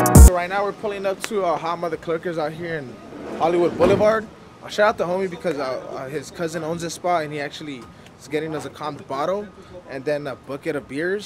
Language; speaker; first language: English; early bilingual, other home language; Spanish